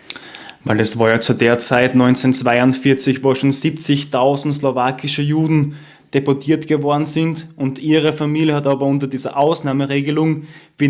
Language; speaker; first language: German; native; German